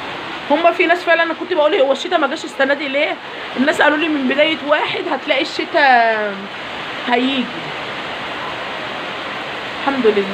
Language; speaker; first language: Arabic; native; Arabic